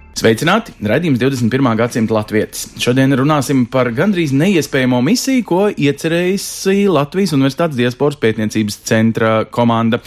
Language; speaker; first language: Latvian; native; Latvian